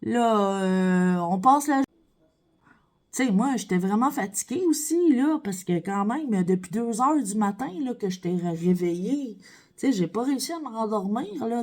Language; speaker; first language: French; native; French